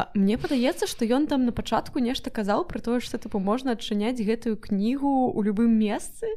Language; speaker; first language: Belarusian; non-native, local second language; Russian